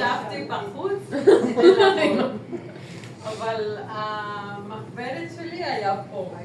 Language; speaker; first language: Hebrew; non-native, learner; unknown